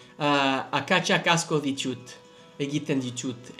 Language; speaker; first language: Basque; non-native, learner; English